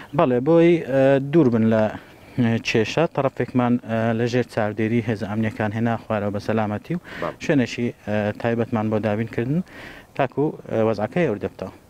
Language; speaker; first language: Central Kurdish; native; Central Kurdish